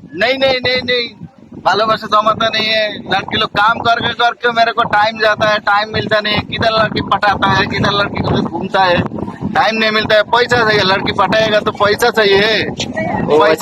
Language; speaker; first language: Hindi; non-native, learner; Bangla